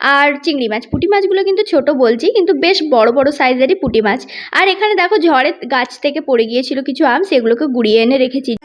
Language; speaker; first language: Bangla; non-native, local second language; Santali